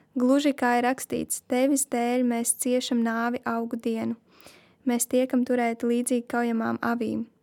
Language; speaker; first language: Latvian; non-native, local second language; Russian